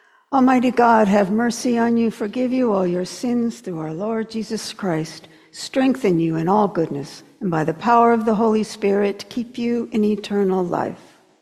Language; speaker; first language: English; native; English